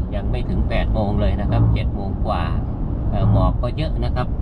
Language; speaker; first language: Thai; native; Thai